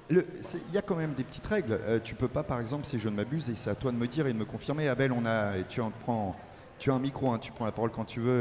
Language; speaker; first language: French; native; French